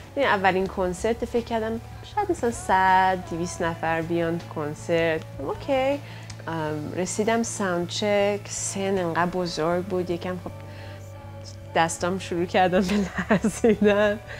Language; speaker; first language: Persian; early bilingual, heritage; Persian